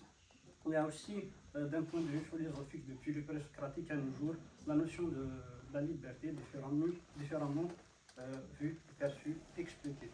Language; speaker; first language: French; non-native, fluent; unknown